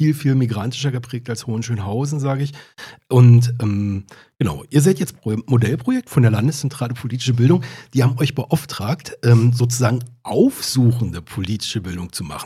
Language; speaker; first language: German; native; German